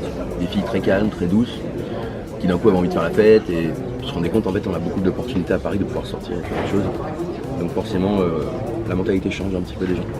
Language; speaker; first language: French; native; French